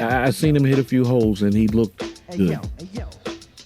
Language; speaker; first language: English; native; English